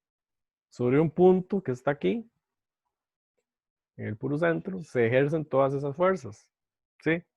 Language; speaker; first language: Spanish; native; Spanish